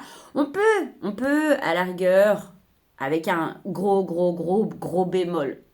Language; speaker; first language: French; native; French